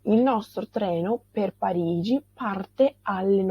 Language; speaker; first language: Italian; non-native, fluent; Portuguese